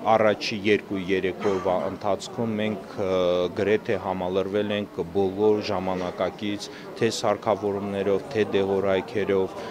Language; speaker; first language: Armenian; native; Armenian